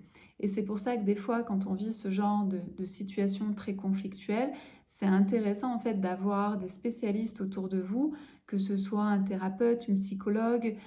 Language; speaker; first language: French; native; French